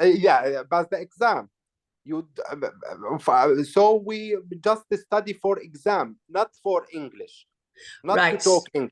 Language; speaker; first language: English; non-native, learner; Arabic